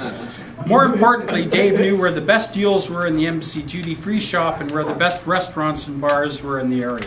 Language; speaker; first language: English; native; English